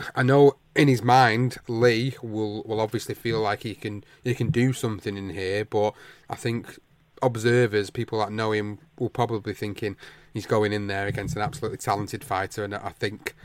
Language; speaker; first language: English; native; English